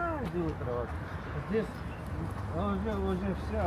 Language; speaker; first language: Russian; non-native, learner; Uzbek